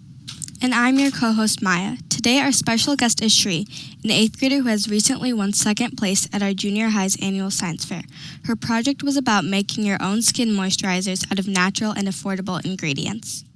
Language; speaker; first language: English; native; English